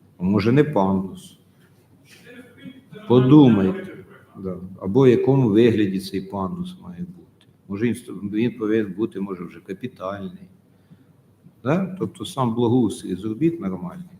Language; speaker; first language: Ukrainian; native; Ukrainian